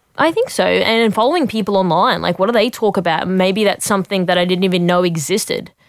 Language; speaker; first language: English; native; English